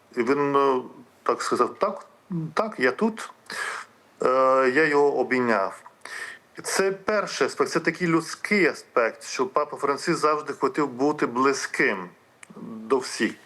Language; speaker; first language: Ukrainian; non-native, fluent; Lithuanian